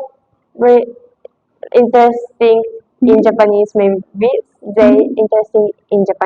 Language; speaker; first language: English; non-native, learner; Japanese